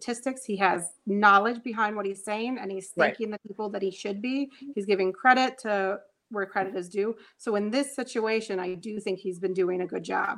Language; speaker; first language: English; native; English